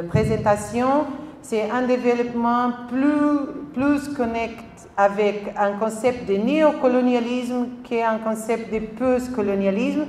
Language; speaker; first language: French; non-native, learner; Spanish